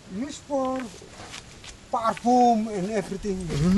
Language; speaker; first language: English; non-native, learner; Indonesian